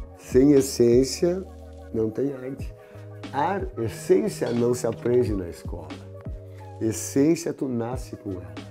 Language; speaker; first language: Portuguese; native; Portuguese